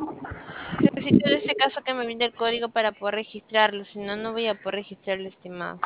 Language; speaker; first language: Spanish; native; Spanish